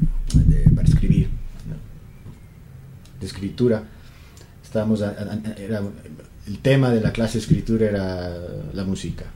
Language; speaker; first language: Spanish; native; Spanish